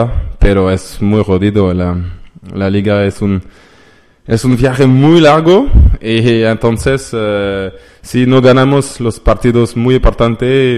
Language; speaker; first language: Spanish; non-native, learner; French